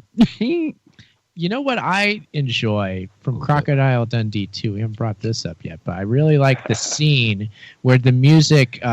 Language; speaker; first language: English; native; English